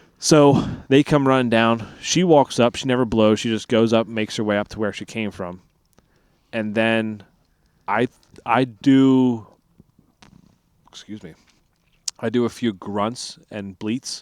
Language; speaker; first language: English; native; English